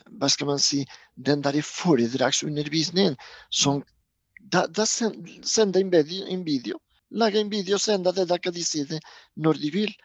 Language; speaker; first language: Norwegian; non-native, fluent; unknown